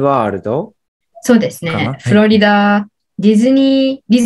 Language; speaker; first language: Japanese; non-native, learner; English